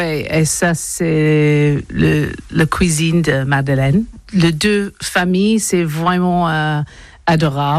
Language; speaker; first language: French; non-native, learner; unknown